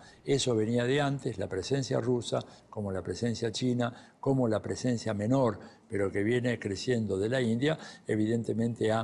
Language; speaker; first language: Spanish; native; Spanish